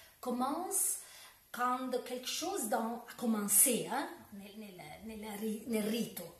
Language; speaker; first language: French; non-native, learner; Italian